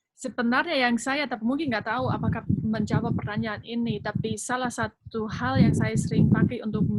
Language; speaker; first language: Indonesian; non-native, fluent; German